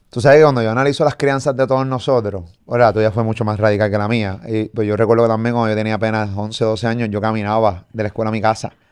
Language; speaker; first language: Spanish; native; Spanish